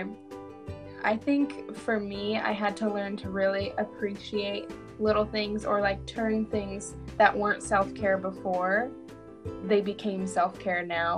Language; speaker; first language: English; native; English